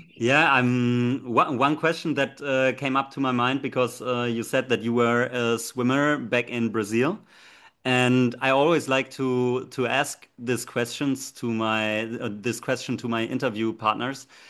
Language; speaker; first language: English; non-native, fluent; German